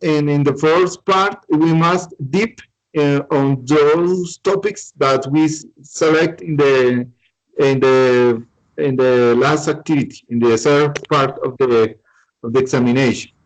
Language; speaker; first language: English; non-native, learner; Spanish